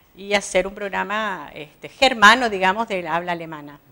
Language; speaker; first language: Spanish; native; Spanish